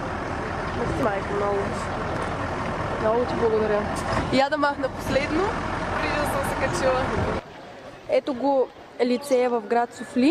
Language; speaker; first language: Bulgarian; native; Bulgarian